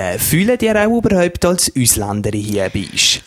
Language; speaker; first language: German; native; German